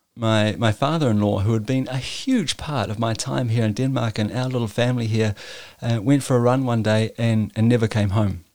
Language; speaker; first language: English; native; English